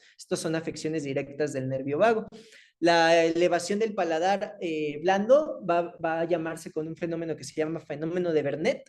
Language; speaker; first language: Spanish; native; Spanish